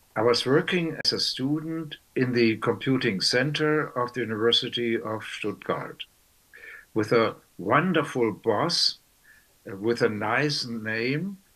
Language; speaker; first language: English; non-native, fluent; German